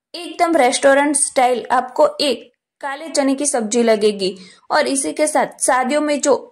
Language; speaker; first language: Hindi; non-native, local second language; Gujarati